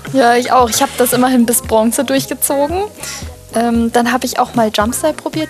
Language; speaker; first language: German; native; German